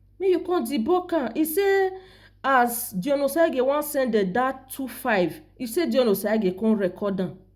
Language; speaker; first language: Nigerian Pidgin; non-native, local second language; Yoruba